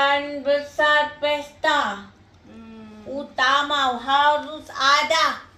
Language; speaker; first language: Indonesian; non-native, learner; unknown